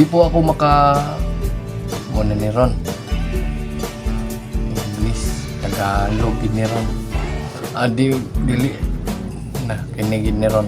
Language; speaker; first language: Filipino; non-native, local second language; Cebuano